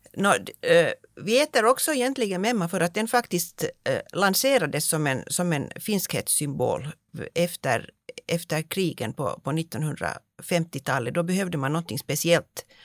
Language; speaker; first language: Swedish; native; Swedish